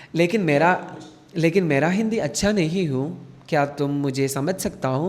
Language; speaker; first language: Hindi; non-native, learner; Malayalam